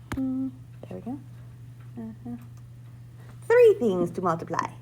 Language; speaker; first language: English; native; English